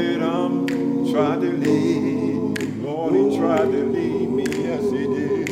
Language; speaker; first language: English; native; English